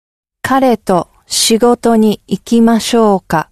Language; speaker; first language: Japanese; non-native, learner; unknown